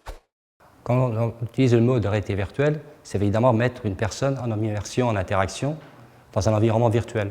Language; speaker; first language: French; native; French